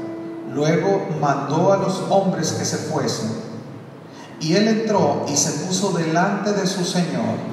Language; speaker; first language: Spanish; native; Spanish